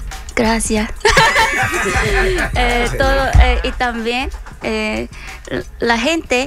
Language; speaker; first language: Spanish; non-native, learner; Korean